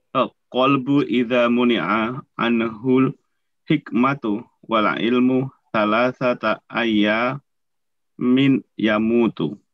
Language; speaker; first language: Arabic; non-native, learner; Indonesian